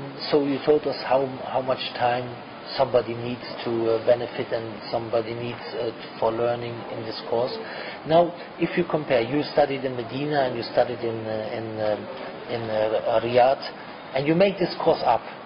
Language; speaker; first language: English; non-native, fluent; German